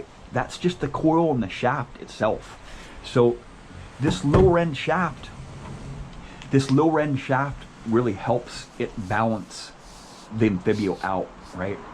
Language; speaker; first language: English; native; English